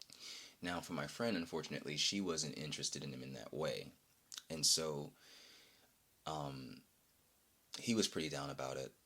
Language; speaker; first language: English; native; English